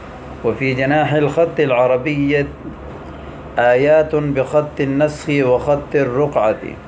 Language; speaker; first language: Arabic; non-native, fluent; Urdu